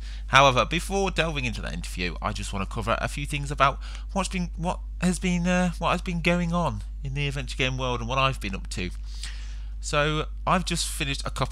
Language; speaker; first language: English; native; English